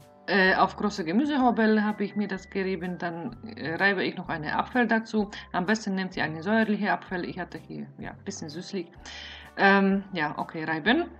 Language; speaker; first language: German; non-native, fluent; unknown